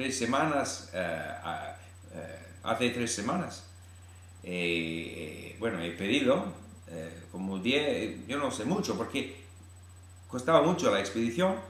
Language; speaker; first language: Spanish; non-native, fluent; English